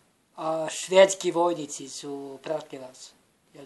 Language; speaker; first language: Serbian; non-native, learner; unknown